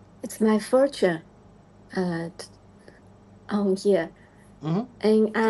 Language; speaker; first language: English; non-native, learner; Chinese